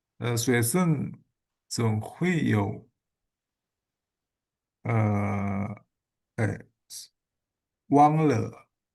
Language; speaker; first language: Chinese; non-native, learner; Indonesian